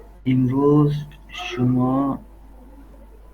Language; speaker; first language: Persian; non-native, learner; Urdu